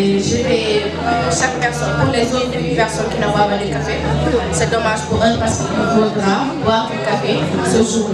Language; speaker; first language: French; non-native, learner; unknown